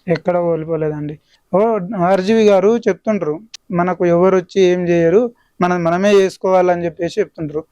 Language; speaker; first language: Telugu; native; Telugu